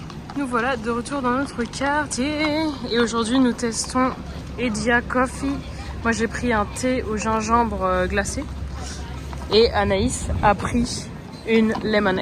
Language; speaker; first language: French; native; French